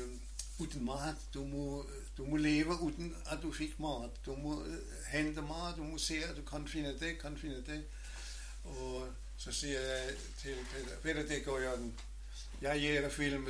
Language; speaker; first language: Danish; non-native, learner; German